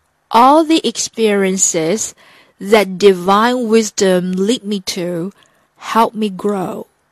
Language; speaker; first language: English; non-native, fluent; Chinese